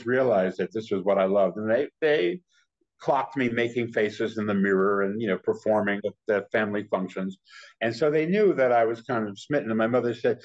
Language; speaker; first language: English; native; English